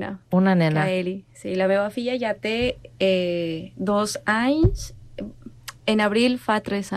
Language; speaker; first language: Catalan; non-native, learner; Spanish